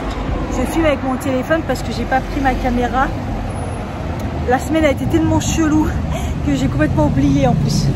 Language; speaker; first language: French; native; French